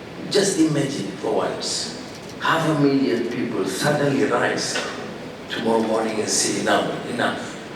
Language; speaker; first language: English; non-native, local second language; Malay